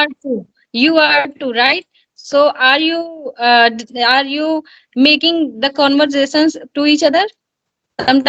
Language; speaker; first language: English; non-native, learner; Hindi